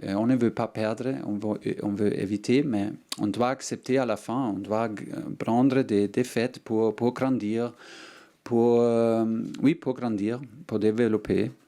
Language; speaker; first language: French; non-native, learner; German